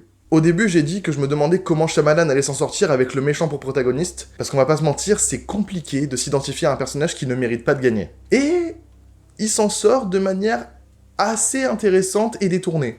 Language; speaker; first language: French; native; French